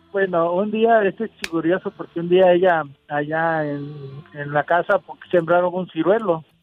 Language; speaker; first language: Spanish; native; Spanish